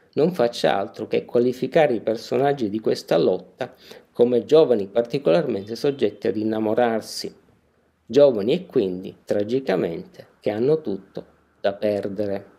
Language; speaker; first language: Italian; native; Italian